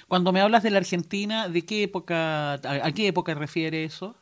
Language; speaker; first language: Spanish; native; Spanish